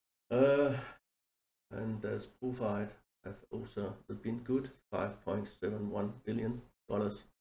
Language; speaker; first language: English; non-native, learner; Danish